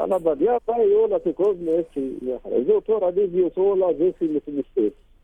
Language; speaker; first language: Greek; non-native, learner; Arabic